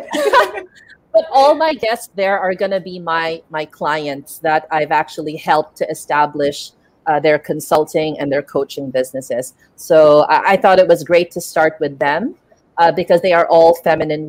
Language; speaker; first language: English; non-native, local second language; Filipino